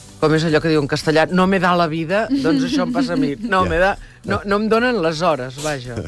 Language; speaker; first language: Catalan; early bilingual, heritage; Catalan